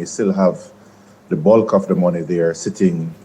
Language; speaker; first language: English; native; English